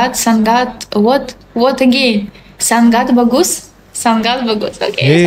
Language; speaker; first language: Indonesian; non-native, learner; Russian